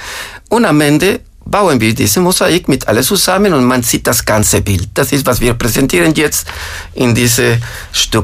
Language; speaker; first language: German; non-native, fluent; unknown